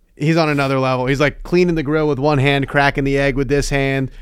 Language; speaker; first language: English; native; English